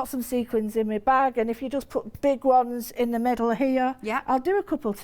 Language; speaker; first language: English; native; English